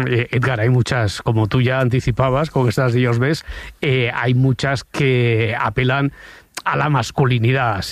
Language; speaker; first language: Spanish; native; Spanish